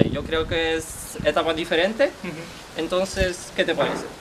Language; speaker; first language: Spanish; non-native, learner; Polish